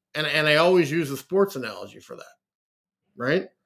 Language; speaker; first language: English; native; English